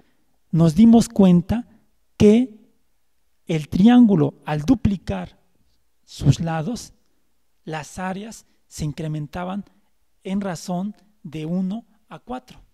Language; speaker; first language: Spanish; native; Spanish